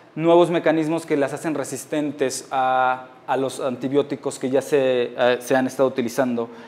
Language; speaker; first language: Spanish; native; Spanish